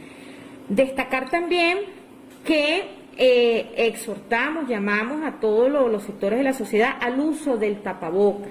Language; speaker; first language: Spanish; native; Spanish